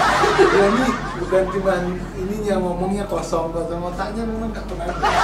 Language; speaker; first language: Indonesian; native; Indonesian